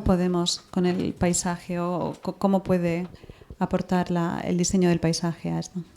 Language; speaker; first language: Spanish; native; Spanish